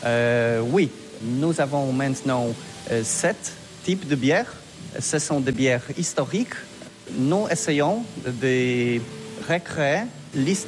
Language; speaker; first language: French; non-native, learner; Polish